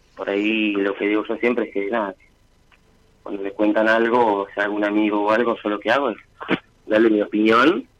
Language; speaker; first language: Spanish; native; Spanish